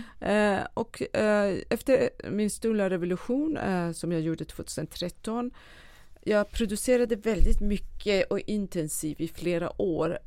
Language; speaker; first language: Swedish; non-native, fluent; Persian